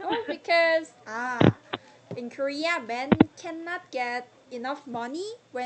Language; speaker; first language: English; non-native, learner; Korean